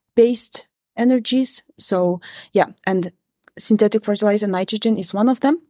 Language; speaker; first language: English; non-native, fluent; Kazakh